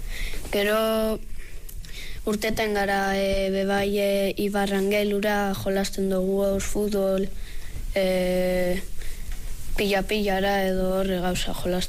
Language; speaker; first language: Basque; native; Basque